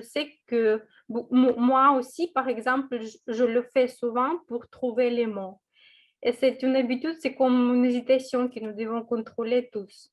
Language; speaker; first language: French; non-native, fluent; Russian